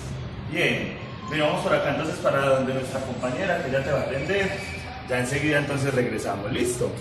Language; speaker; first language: Spanish; native; Spanish